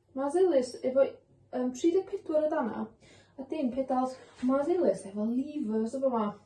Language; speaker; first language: Welsh; native; Welsh